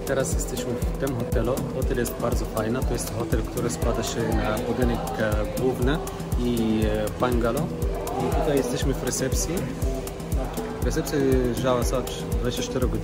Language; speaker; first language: Polish; non-native, learner; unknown